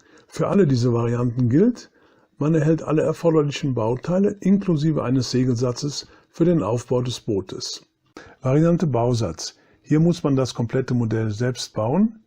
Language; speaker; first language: German; native; German